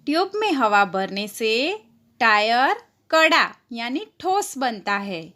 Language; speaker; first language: Hindi; non-native, local second language; Gujarati